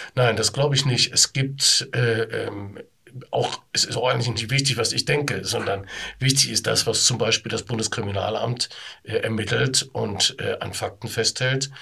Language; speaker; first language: German; native; German